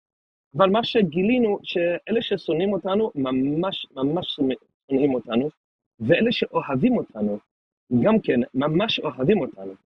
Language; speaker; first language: Hebrew; non-native, fluent; English